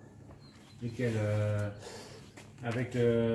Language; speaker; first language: French; native; French